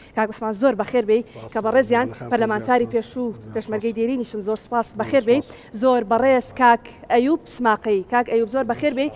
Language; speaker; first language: Central Kurdish; native; Central Kurdish